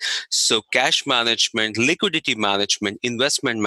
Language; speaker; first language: English; non-native, local second language; Hindi